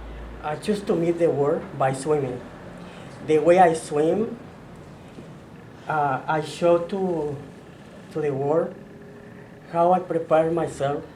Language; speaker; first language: English; non-native, fluent; Spanish